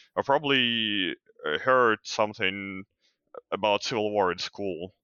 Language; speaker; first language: English; non-native, fluent; Ukrainian